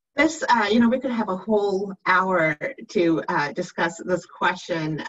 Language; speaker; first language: English; native; English